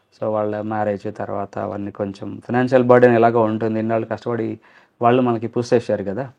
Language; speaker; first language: Telugu; non-native, local second language; Lambadi